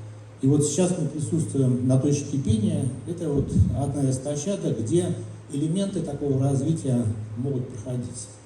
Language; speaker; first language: Russian; native; Russian